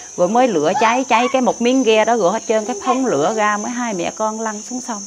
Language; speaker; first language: Vietnamese; non-native, local second language; Khmer